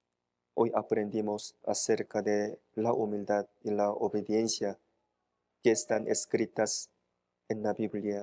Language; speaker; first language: Spanish; non-native, fluent; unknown